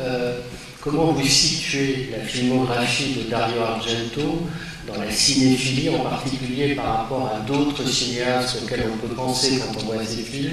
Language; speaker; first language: French; native; French